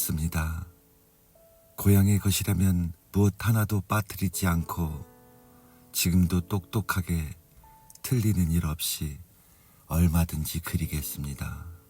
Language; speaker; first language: Korean; native; Korean